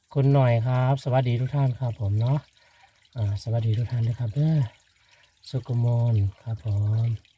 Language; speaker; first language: Thai; non-native, local second language; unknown